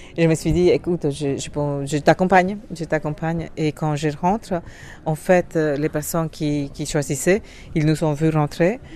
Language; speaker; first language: French; non-native, fluent; Spanish